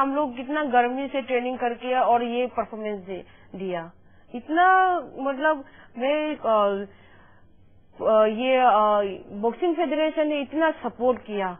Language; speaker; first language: Hindi; non-native, local second language; Manipuri